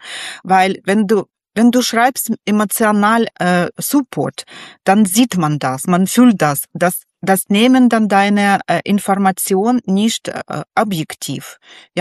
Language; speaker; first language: German; non-native, learner; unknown